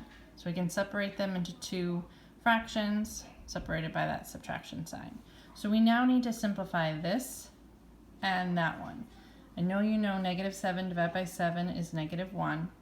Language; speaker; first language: English; native; English